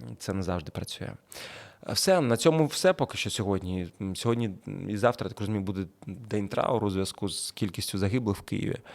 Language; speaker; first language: Ukrainian; non-native, local second language; Russian